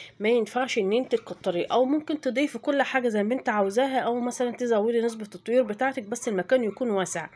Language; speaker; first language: Arabic; native; Arabic